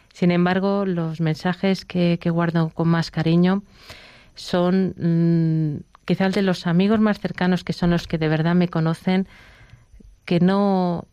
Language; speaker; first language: Spanish; native; Spanish